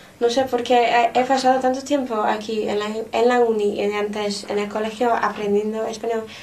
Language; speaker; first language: Spanish; non-native, fluent; English